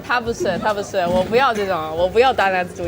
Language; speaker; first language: Chinese; non-native, fluent; English